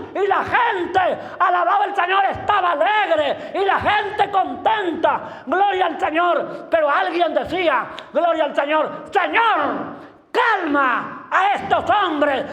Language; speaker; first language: Spanish; native; Spanish